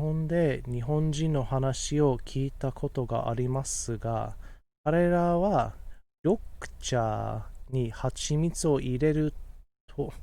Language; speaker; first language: Japanese; non-native, fluent; English